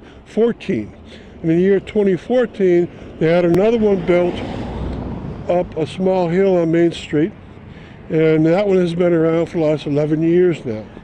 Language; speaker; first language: English; native; English